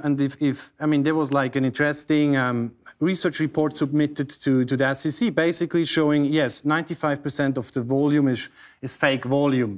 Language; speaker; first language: English; non-native, fluent; German